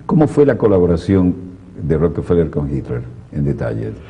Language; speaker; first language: Spanish; native; Spanish